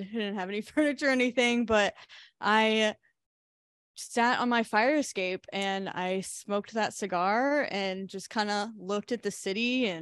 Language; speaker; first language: English; native; English